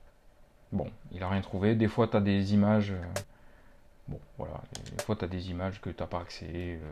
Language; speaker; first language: French; native; French